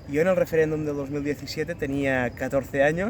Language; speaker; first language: Spanish; non-native, local second language; Catalan